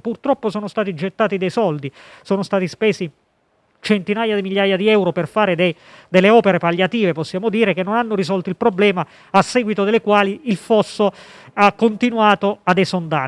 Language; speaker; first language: Italian; native; Italian